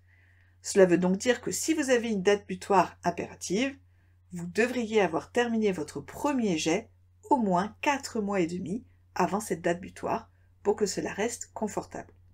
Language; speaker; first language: French; native; French